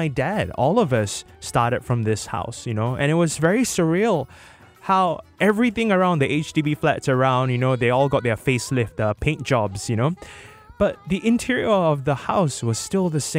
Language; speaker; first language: English; native; English